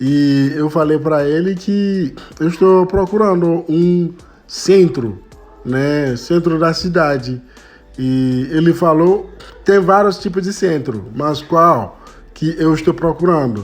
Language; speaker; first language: Portuguese; non-native, fluent; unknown